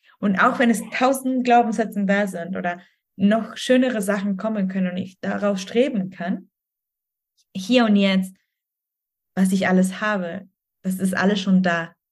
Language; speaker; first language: German; non-native, fluent; Spanish